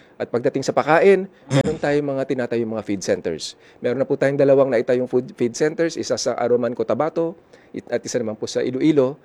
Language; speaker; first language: Filipino; non-native, local second language; Iloko